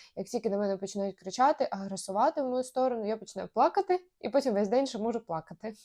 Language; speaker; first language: Ukrainian; native; Ukrainian